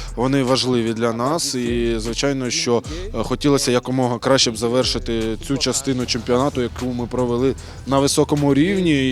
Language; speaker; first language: Ukrainian; native; Ukrainian